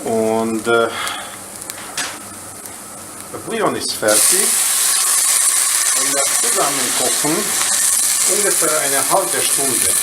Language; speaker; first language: German; non-native, learner; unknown